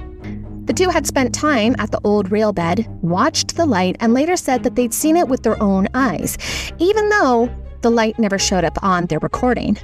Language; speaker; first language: English; native; English